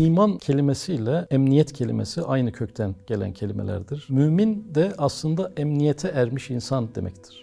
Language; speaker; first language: Turkish; native; Turkish